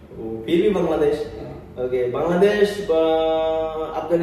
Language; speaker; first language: Hindi; non-native, learner; Bangla